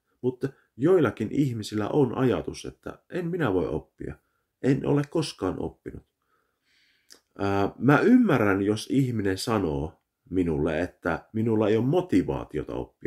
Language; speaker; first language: Finnish; early bilingual, heritage; Finnish